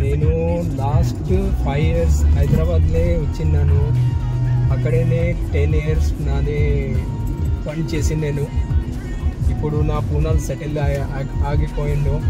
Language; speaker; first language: Telugu; non-native, local second language; Kannada